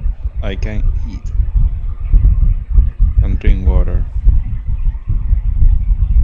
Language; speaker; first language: English; non-native, learner; Spanish